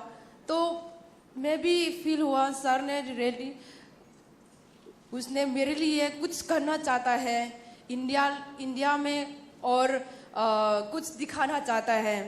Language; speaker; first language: Hindi; non-native, local second language; Manipuri